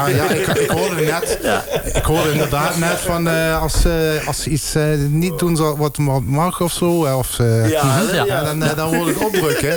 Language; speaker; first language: Dutch; native; Dutch